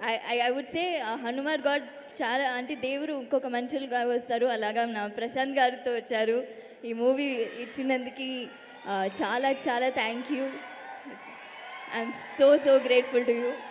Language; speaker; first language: Telugu; non-native, local second language; Tamil